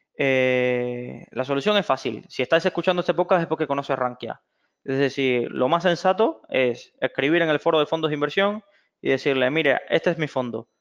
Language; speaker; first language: Spanish; native; Spanish